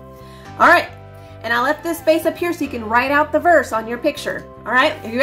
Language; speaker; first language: English; native; English